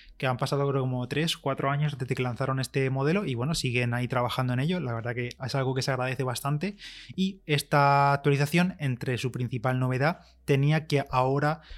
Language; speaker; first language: Spanish; native; Spanish